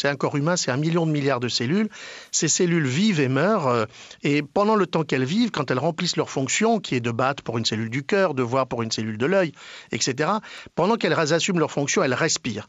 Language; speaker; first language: French; native; French